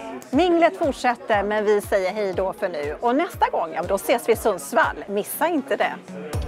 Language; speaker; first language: Swedish; native; Swedish